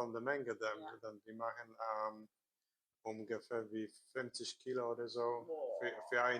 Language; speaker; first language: German; non-native, learner; Korean